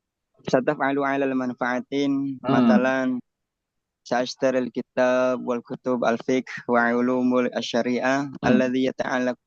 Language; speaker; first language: Arabic; non-native, learner; Indonesian